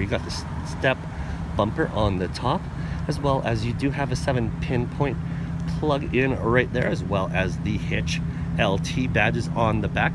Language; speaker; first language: English; native; English